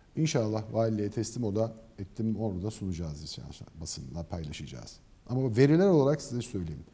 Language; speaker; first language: Turkish; native; Turkish